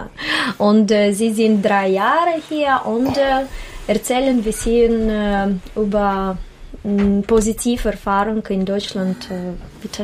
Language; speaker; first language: German; non-native, learner; Russian